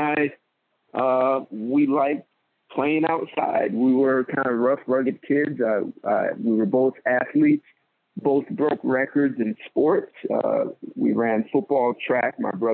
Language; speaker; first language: English; native; English